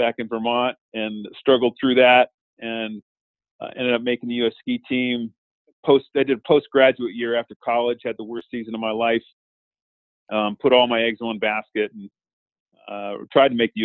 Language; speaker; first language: English; native; English